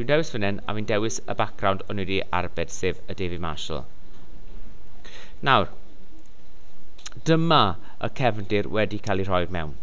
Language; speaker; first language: Welsh; non-native, local second language; English